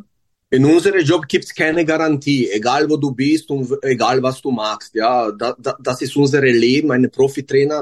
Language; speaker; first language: German; non-native, learner; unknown